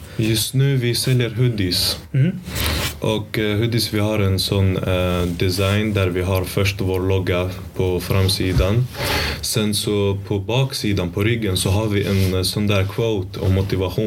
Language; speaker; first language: Swedish; early bilingual, other home language; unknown